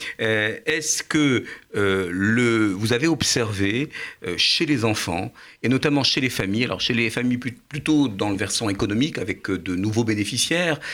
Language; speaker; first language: French; native; French